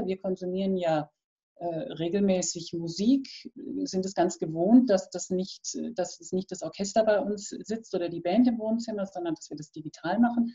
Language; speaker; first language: German; native; German